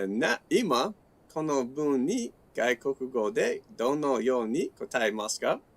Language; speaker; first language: Japanese; non-native, learner; English